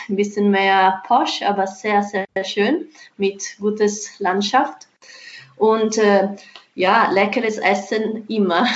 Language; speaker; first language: German; non-native, fluent; Italian